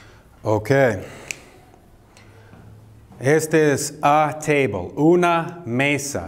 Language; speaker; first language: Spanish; non-native, fluent; English